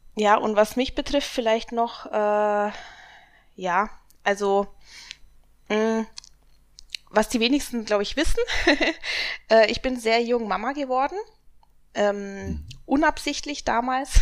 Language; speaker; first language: German; native; German